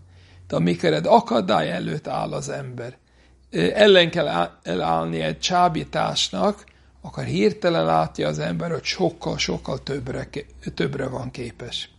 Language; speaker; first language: Hungarian; non-native, fluent; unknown